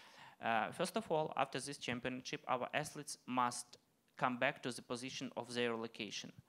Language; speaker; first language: English; non-native, learner; Ukrainian